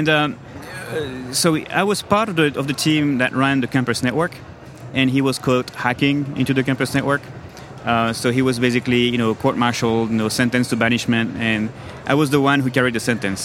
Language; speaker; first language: English; non-native, fluent; French